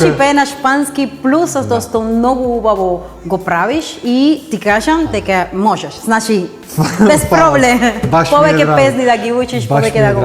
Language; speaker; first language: Macedonian; non-native, learner; Spanish